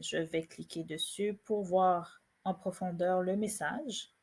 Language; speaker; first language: French; native; French